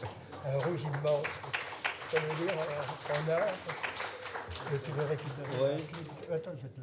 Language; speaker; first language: French; native; French